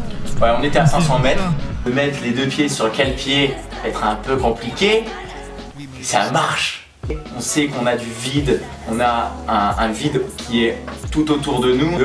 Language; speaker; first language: French; native; French